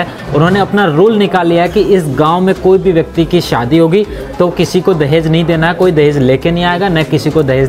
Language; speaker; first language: Hindi; native; Hindi